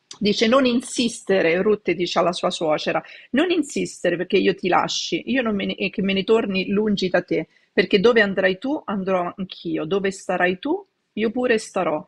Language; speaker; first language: Italian; native; Italian